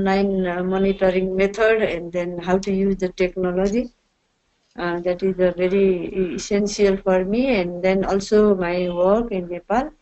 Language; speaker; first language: English; non-native, learner; Nepali